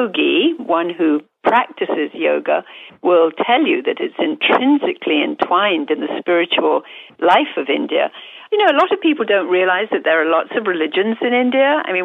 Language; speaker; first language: English; native; English